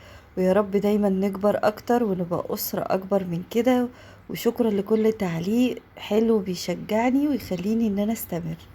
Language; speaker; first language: Arabic; native; Arabic